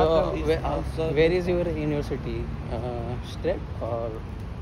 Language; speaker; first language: English; non-native, learner; Hindi